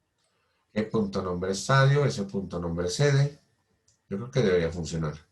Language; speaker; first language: Spanish; native; Spanish